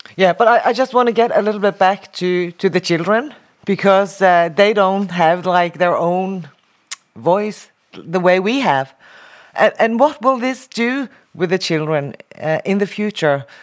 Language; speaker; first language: English; non-native, fluent; Norwegian